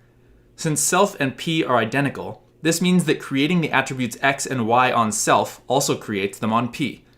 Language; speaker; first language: English; native; English